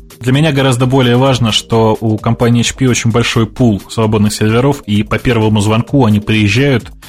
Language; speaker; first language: Russian; native; Russian